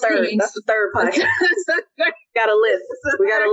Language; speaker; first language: English; native; English